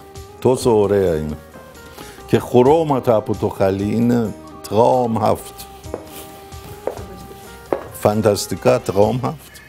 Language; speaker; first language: Greek; non-native, learner; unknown